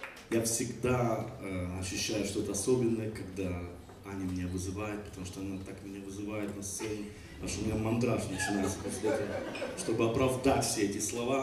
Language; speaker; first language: Russian; non-native, fluent; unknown